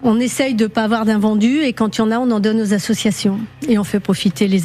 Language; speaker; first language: French; native; French